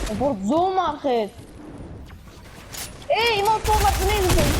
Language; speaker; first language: Dutch; early bilingual, other home language; Turkish